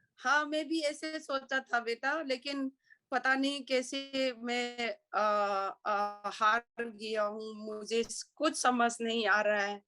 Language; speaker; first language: Hindi; non-native, local second language; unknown